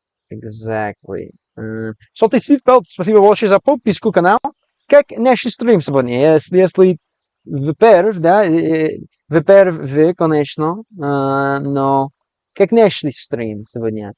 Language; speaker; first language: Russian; non-native, learner; English